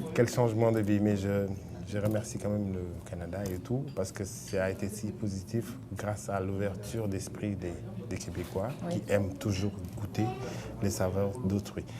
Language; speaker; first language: French; non-native, local second language; Wolof